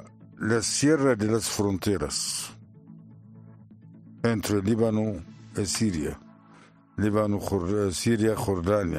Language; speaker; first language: Spanish; non-native, learner; Arabic